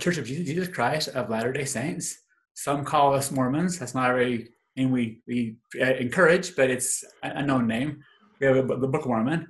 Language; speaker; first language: English; native; English